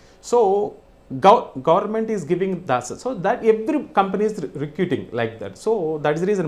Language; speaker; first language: English; non-native, local second language; Telugu